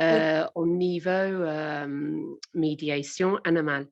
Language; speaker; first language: French; non-native, learner; English